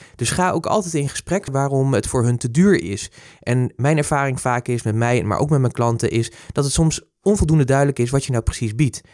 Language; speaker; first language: Dutch; native; Dutch